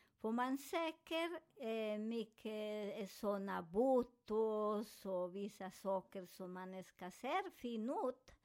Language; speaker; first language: Swedish; non-native, fluent; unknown